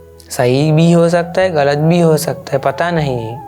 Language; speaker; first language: Hindi; non-native, local second language; Sinhala